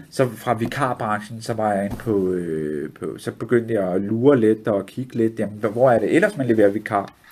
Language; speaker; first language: Danish; early bilingual, other home language; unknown